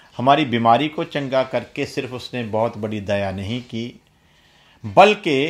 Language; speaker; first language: Hindi; non-native, local second language; Punjabi